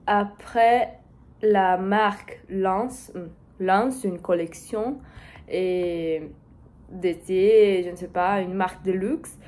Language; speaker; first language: French; non-native, learner; Portuguese